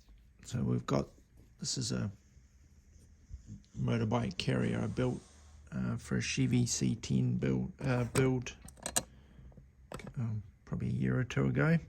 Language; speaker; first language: English; native; English